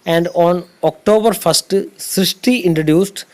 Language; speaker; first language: English; non-native, local second language; Malayalam